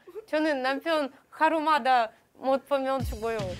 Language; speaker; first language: Korean; non-native, learner; Russian